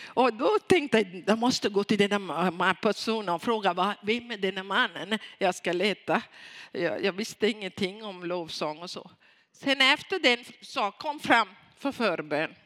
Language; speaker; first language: Swedish; non-native, fluent; Tamil